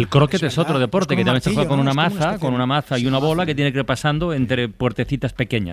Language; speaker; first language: Spanish; native; Spanish